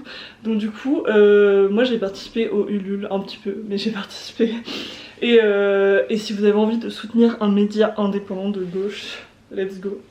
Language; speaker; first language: French; native; French